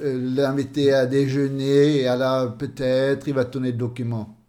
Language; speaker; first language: French; non-native, fluent; Swedish